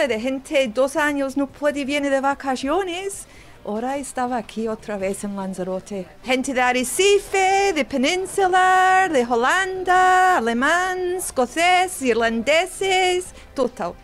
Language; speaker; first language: Spanish; non-native, learner; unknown